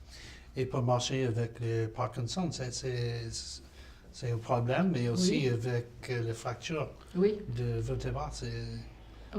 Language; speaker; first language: French; non-native, learner; English